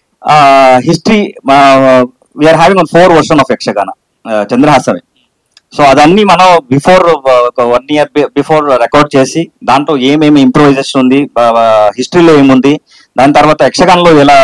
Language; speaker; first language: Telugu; non-native, learner; Kannada